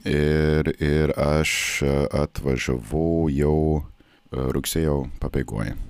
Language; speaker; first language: Lithuanian; non-native, fluent; English